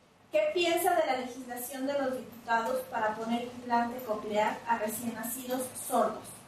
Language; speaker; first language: Spanish; native; Spanish